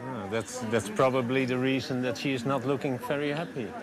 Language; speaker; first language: English; non-native, fluent; Dutch